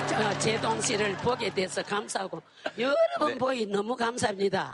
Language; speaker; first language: Korean; native; Korean